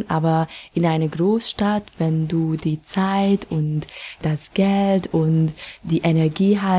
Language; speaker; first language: German; non-native, fluent; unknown